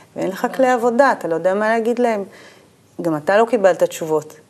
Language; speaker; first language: Hebrew; native; Hebrew